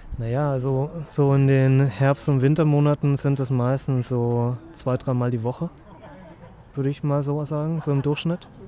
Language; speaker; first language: German; native; German